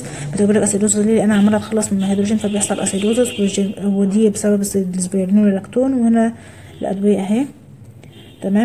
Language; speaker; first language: Arabic; native; Arabic